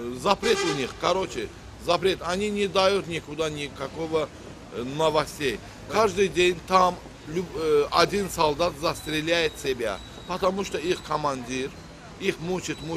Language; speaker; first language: Russian; non-native, local second language; Azerbaijani